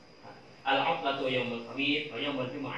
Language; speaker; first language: Arabic; non-native, learner; Indonesian